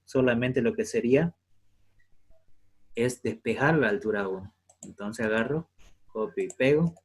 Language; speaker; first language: Spanish; native; Spanish